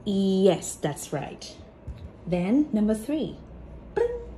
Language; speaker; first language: English; non-native, fluent; Thai